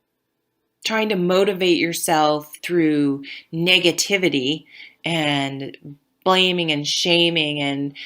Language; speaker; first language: English; native; English